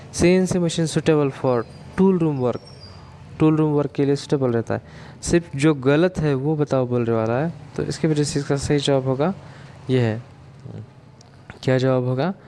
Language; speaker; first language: Hindi; non-native, local second language; Marathi